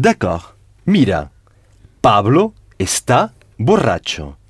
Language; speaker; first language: Spanish; non-native, fluent; French